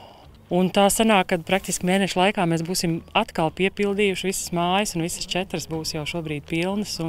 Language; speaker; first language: Latvian; native; Latvian